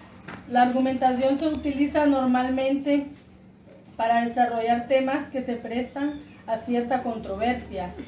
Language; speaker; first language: Spanish; native; Spanish